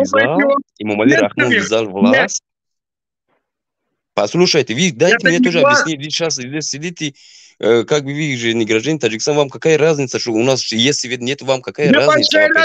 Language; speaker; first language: Russian; non-native, local second language; Tajik